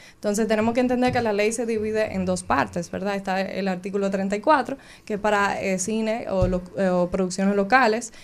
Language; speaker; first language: Spanish; native; Spanish